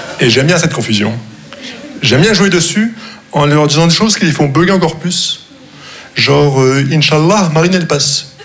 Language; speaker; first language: French; non-native, local second language; Arabic